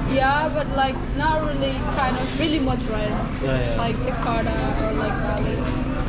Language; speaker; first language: English; non-native, fluent; Indonesian